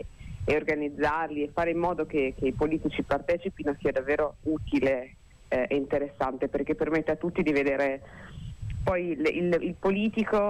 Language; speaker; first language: Italian; native; Italian